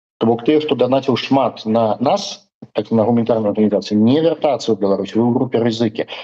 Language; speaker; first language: Belarusian; non-native, local second language; Russian